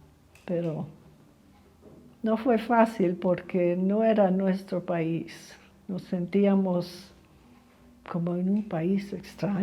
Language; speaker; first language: Spanish; early bilingual, other home language; English